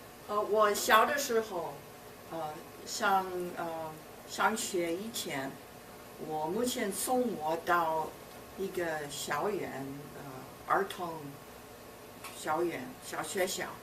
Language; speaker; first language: Chinese; early bilingual, heritage; Chinese